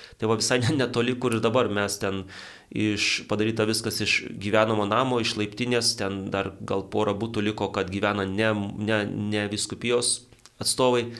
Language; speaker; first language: Lithuanian; native; Lithuanian